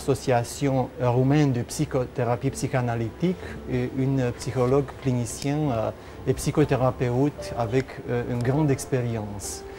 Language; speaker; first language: French; non-native, fluent; Romanian